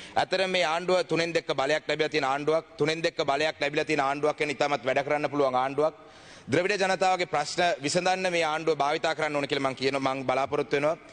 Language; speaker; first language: Sinhala; non-native, local second language; Tamil